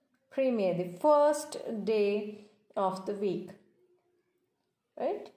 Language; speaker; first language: English; non-native, local second language; Punjabi